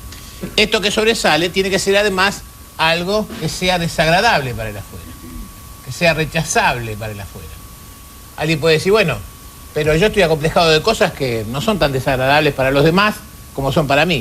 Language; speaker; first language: Spanish; native; Spanish